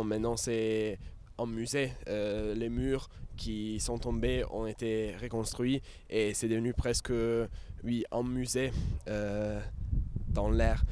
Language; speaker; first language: French; non-native, fluent; Italian